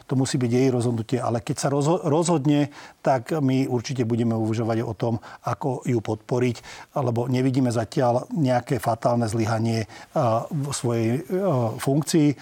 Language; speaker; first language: Slovak; non-native, local second language; Hungarian